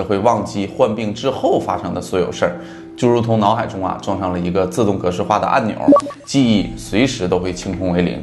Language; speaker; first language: Chinese; native; Chinese